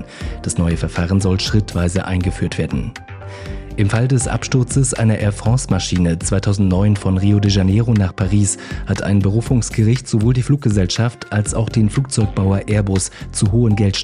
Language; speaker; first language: German; native; German